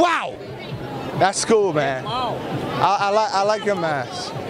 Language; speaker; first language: English; non-native, fluent; Portuguese